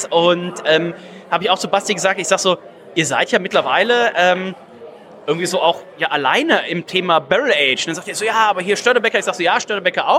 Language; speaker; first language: German; native; German